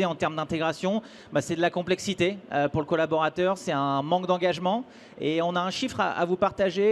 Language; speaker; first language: French; native; French